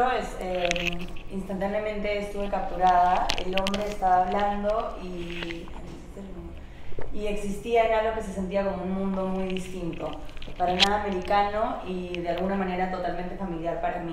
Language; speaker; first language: Spanish; non-native, learner; English